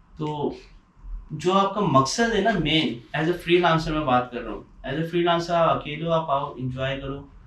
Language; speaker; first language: Urdu; native; Urdu